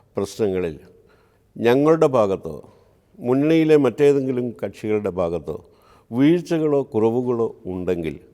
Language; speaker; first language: Malayalam; native; Malayalam